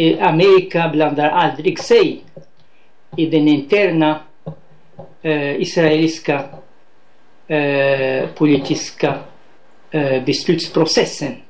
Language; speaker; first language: Swedish; non-native, fluent; Arabic